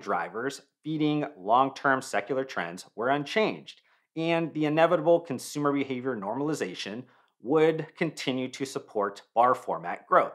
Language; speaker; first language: English; native; English